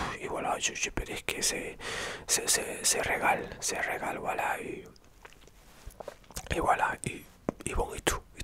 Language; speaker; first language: French; non-native, learner; Spanish